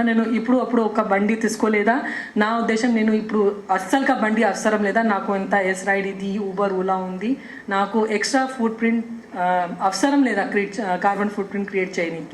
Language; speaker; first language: Telugu; non-native, local second language; Hindi